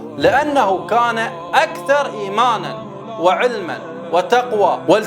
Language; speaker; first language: Arabic; native; Arabic